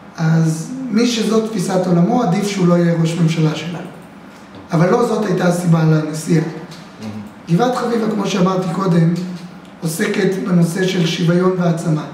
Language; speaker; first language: Hebrew; native; Hebrew